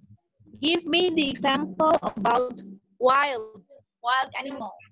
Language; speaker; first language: English; non-native, learner; Indonesian